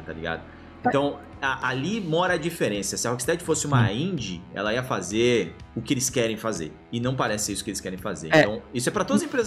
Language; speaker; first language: Portuguese; native; Portuguese